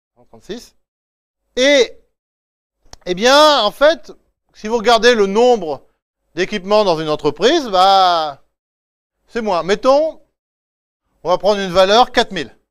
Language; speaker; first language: French; native; French